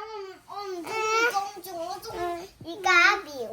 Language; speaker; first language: Chinese; early bilingual, heritage; Cantonese